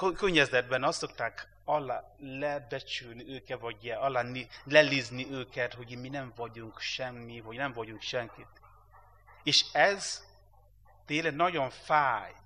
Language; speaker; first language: Hungarian; non-native, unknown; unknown